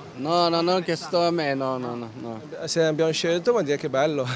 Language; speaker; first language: Italian; non-native, learner; Chinese